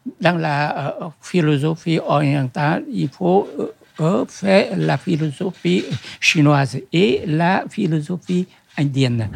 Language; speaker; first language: French; non-native, fluent; Vietnamese